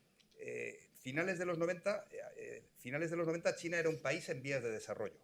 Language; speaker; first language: Spanish; native; Spanish